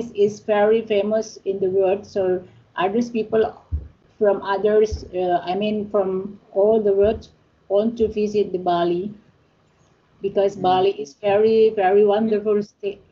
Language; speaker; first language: English; non-native, learner; Indonesian